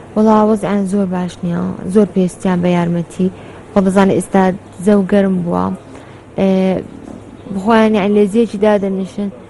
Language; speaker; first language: Central Kurdish; non-native, local second language; Arabic